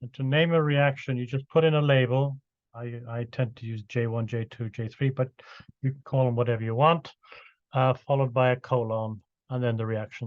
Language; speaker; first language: English; native; English